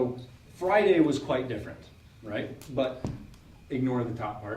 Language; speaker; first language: English; native; English